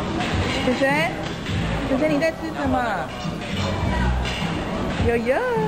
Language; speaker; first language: Chinese; native; Chinese